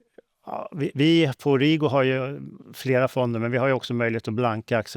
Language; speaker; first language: Swedish; native; Swedish